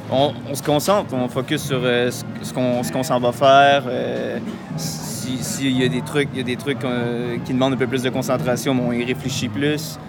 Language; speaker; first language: French; native; French